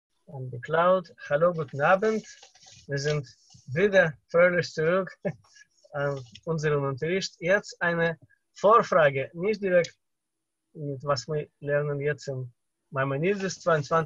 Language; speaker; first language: German; non-native, fluent; Russian